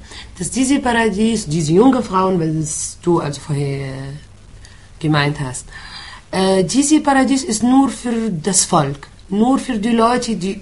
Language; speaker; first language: German; non-native, fluent; Arabic